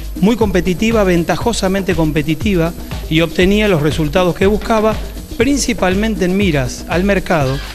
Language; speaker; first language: Spanish; native; Spanish